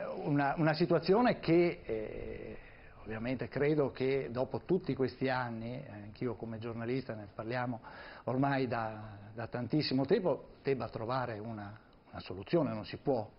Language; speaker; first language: Italian; native; Italian